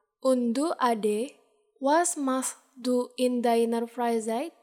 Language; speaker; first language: German; non-native, learner; Indonesian